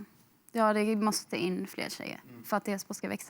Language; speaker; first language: Swedish; native; Swedish